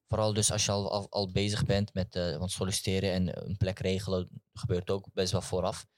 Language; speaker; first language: Dutch; early bilingual, other home language; Turkish